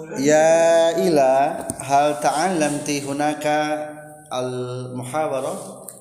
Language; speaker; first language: Arabic; non-native, fluent; Indonesian